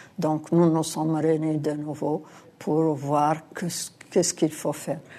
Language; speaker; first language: French; non-native, local second language; Arabic